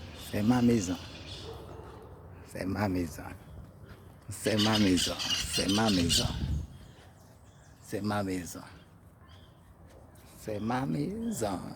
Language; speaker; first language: French; non-native, learner; Haitian Creole